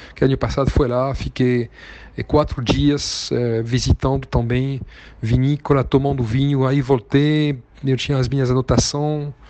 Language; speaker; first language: Portuguese; non-native, fluent; French